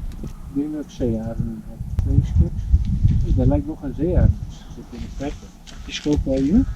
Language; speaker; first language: Dutch; native; Dutch